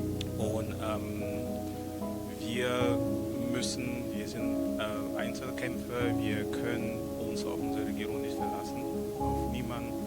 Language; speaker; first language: German; non-native, fluent; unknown